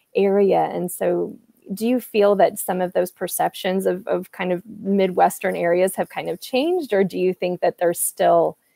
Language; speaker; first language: English; native; English